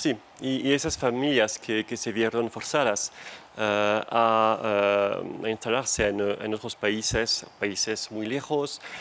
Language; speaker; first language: Spanish; non-native, fluent; French